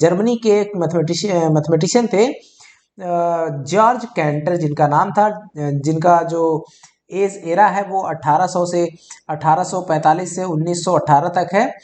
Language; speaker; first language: Hindi; native; Hindi